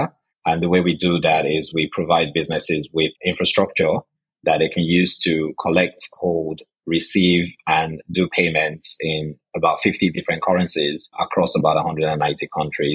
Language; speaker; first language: English; non-native, local second language; Yoruba